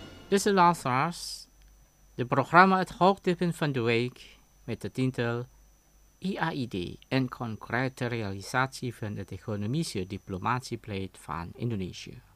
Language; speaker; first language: Dutch; non-native, fluent; Indonesian